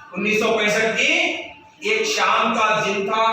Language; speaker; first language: Hindi; non-native, local second language; Kannada